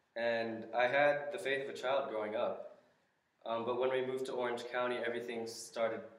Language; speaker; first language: English; native; English